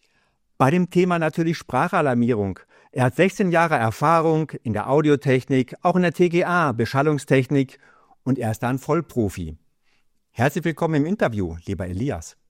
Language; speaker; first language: German; native; German